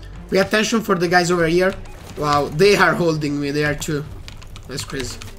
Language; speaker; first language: English; non-native, fluent; Italian